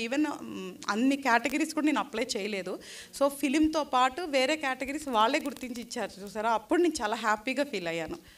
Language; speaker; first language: Telugu; native; Telugu